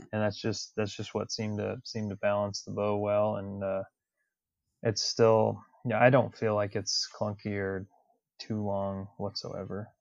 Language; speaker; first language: English; native; English